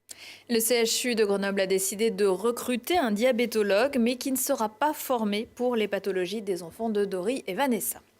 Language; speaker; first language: French; native; French